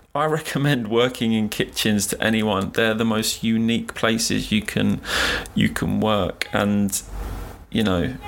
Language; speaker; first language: English; native; English